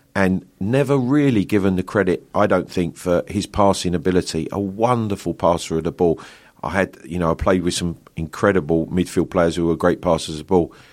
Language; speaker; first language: English; native; English